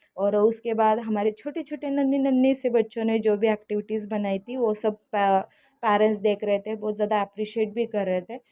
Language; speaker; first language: Hindi; non-native, local second language; Marathi